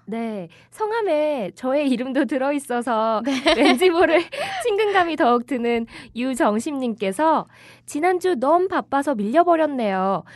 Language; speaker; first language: Korean; native; Korean